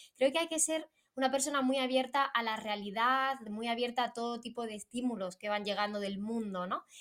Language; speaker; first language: Spanish; native; Spanish